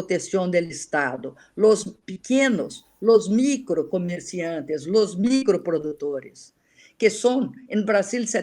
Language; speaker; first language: Spanish; non-native, learner; Portuguese